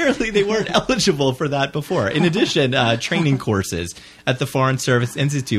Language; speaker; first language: English; native; English